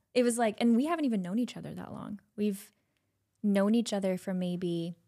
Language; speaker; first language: English; non-native, fluent; German